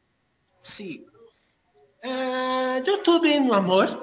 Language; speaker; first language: Portuguese; non-native, fluent; Spanish